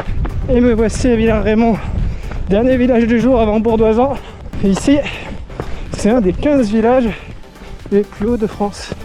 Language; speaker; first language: French; native; French